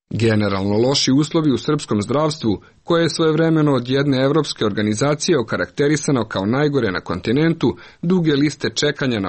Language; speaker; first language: Serbian; native; Serbian